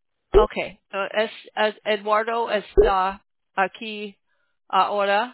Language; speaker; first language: Spanish; non-native, learner; English